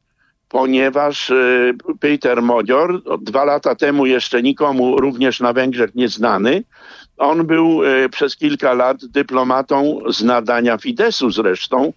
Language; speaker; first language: Polish; native; Polish